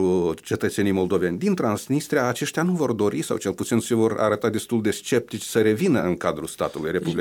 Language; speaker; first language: Romanian; native; Romanian